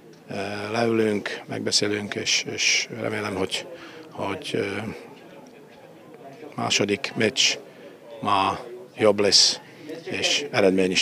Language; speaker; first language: Hungarian; non-native, fluent; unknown